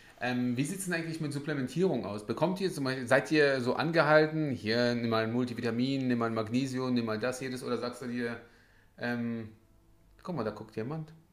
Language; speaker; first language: German; early bilingual, other home language; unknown